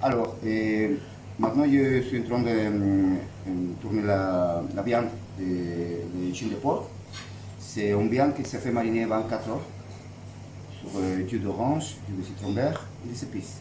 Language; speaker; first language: French; non-native, fluent; Spanish